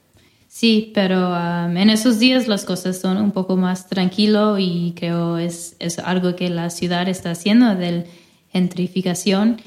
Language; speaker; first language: Spanish; non-native, fluent; English